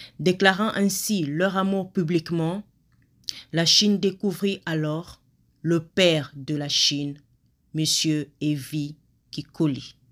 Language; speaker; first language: French; non-native, local second language; Lingala